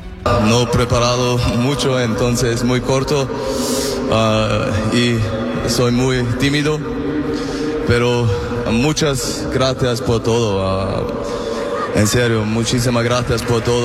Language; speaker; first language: Spanish; non-native, learner; German